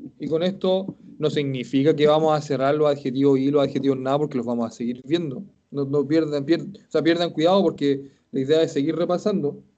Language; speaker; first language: Spanish; native; Spanish